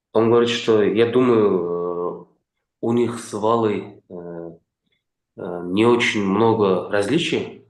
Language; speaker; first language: Russian; non-native, local second language; Kazakh